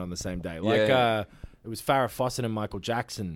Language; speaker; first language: English; native; English